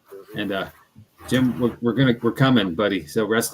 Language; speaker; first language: English; native; English